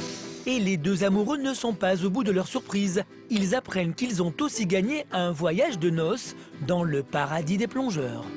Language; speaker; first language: French; native; French